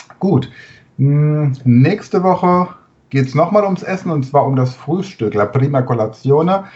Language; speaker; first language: German; native; German